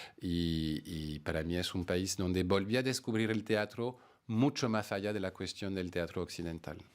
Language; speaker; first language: Spanish; non-native, fluent; French